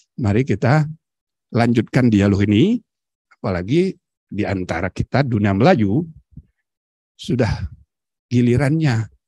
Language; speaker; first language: Indonesian; native; Indonesian